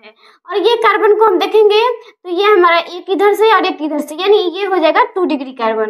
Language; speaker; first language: Hindi; native; Hindi